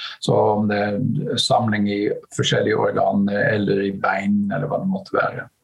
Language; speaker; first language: Norwegian; non-native, fluent; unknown